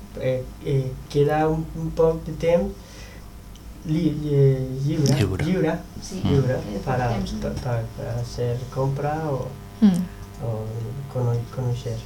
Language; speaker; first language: Catalan; non-native, learner; Spanish